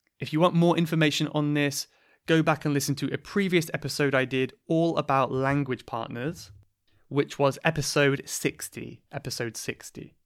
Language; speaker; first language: English; native; English